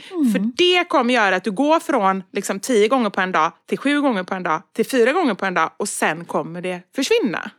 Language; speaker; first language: Swedish; native; Swedish